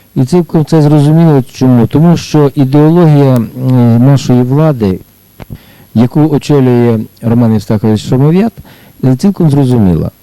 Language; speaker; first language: Ukrainian; native; Ukrainian